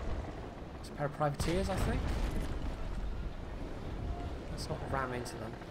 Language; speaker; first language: English; native; English